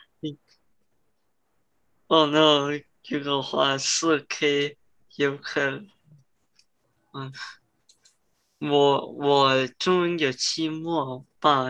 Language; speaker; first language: Chinese; early bilingual, heritage; Chinese